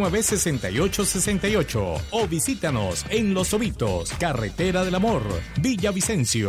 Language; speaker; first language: Spanish; native; Spanish